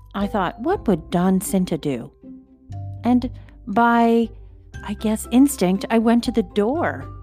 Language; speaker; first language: English; native; English